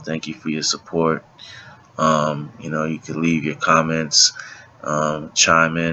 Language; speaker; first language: English; native; English